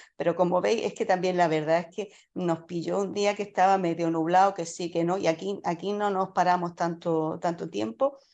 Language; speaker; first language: Spanish; native; Spanish